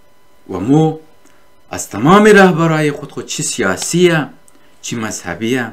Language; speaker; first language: Persian; native; Persian